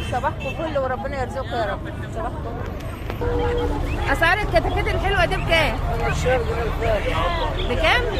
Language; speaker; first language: Arabic; native; Arabic